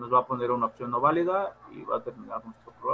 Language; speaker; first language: Spanish; native; Spanish